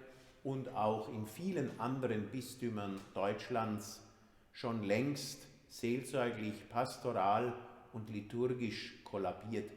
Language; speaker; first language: German; native; German